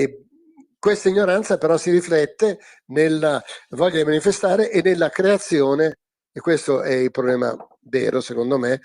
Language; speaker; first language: Italian; native; Italian